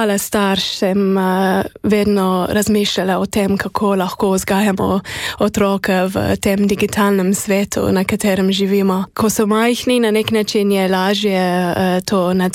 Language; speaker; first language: Slovenian; non-native, fluent; English